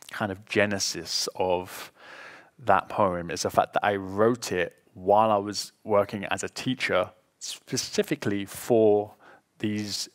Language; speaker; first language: English; native; English